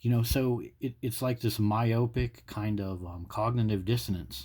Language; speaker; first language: English; native; English